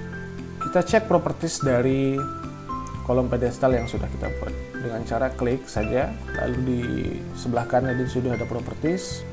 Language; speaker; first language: Indonesian; native; Indonesian